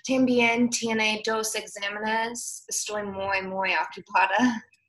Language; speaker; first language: Spanish; non-native, learner; English